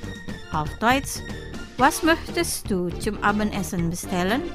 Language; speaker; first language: German; non-native, fluent; Indonesian